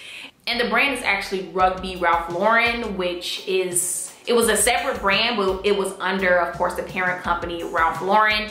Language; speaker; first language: English; native; English